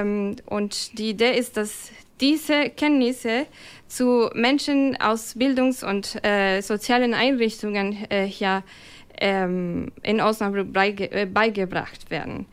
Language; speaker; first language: German; non-native, fluent; Spanish